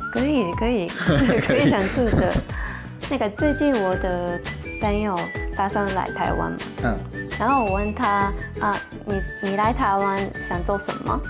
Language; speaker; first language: Chinese; non-native, fluent; Japanese